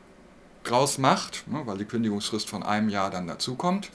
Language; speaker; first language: German; native; German